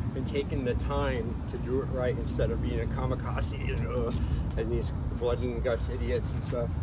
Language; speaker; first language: English; native; English